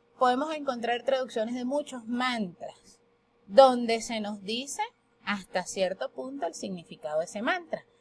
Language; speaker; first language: Spanish; native; Spanish